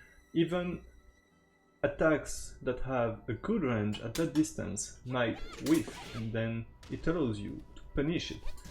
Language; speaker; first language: English; non-native, fluent; French